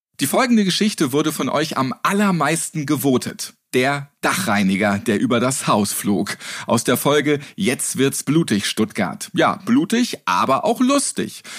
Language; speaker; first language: German; native; German